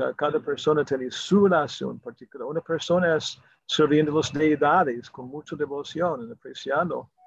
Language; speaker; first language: Spanish; non-native, fluent; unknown